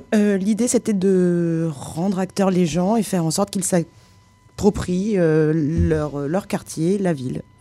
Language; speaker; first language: French; native; French